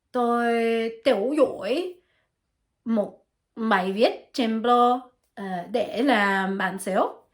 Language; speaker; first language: Vietnamese; non-native, learner; French